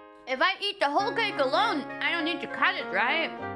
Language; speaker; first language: English; non-native, fluent; German